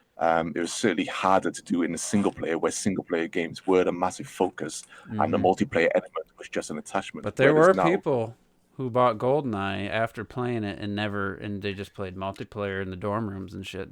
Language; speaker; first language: English; native; English